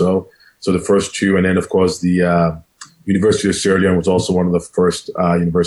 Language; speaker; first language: English; non-native, local second language; Krio